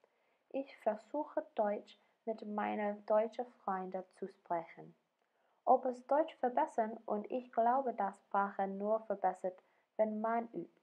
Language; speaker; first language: German; non-native, learner; English